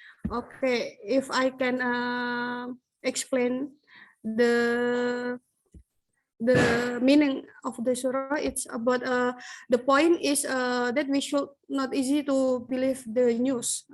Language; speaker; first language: English; non-native, learner; Indonesian